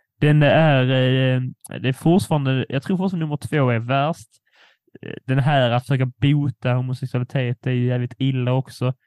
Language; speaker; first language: Swedish; native; Swedish